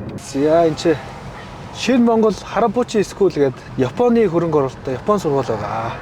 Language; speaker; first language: Mongolian; native; Mongolian